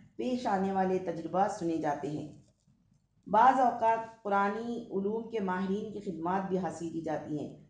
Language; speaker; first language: Urdu; native; Urdu